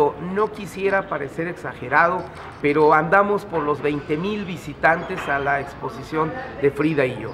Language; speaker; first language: Spanish; native; Spanish